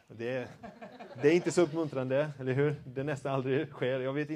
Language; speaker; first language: Swedish; non-native, fluent; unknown